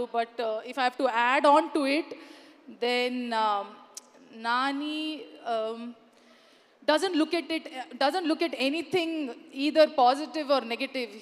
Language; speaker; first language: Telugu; non-native, learner; Kannada